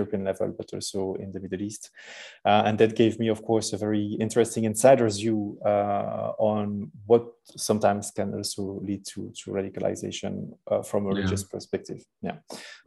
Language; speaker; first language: English; non-native, fluent; French